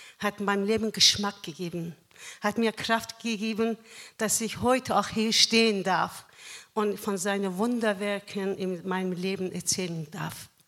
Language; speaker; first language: German; non-native, fluent; Persian